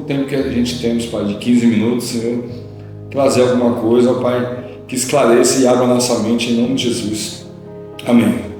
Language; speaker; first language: Portuguese; native; Portuguese